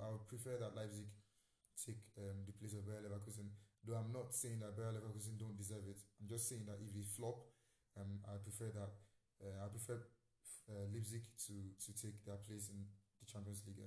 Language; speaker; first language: English; non-native, local second language; Yoruba